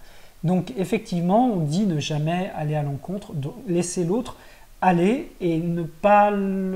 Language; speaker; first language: French; native; French